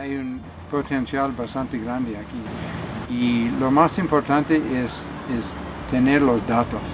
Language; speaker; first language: Spanish; non-native, learner; English